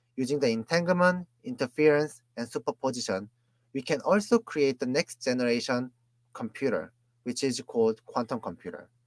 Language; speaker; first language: English; non-native, fluent; Korean